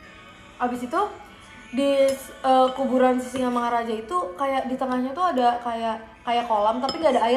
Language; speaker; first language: Indonesian; native; Indonesian